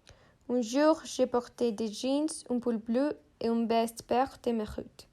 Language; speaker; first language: French; non-native, learner; Spanish